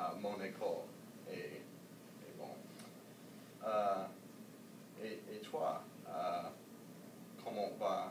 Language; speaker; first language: French; non-native, learner; English